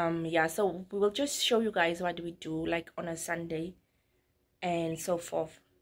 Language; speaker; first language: English; non-native, local second language; Afrikaans